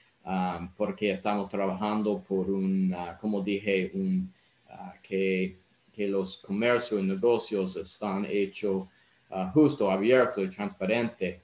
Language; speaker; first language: Spanish; non-native, fluent; English